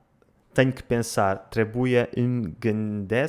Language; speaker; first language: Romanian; non-native, learner; Portuguese